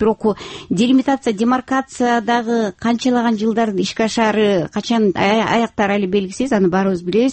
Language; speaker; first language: Kyrgyz; native; Kyrgyz